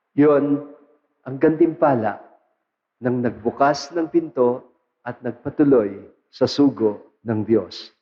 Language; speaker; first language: Filipino; non-native, local second language; Pampanga